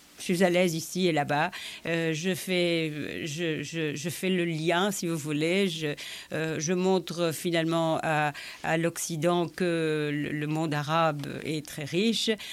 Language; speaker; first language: French; non-native, fluent; Arabic